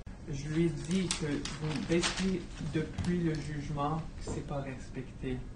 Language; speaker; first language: French; non-native, fluent; English